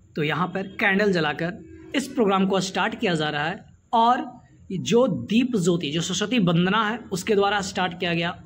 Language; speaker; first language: Hindi; native; Hindi